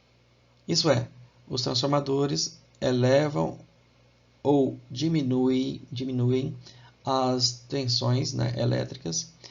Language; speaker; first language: Portuguese; native; Portuguese